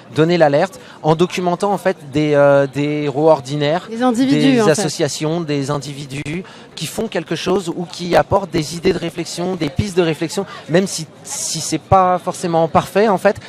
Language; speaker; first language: French; native; French